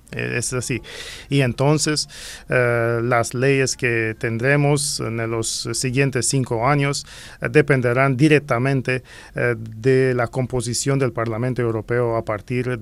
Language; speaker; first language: Spanish; non-native, fluent; Romanian